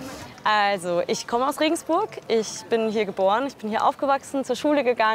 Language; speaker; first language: German; native; German